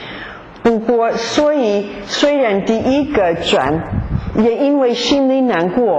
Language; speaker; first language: Chinese; non-native, fluent; English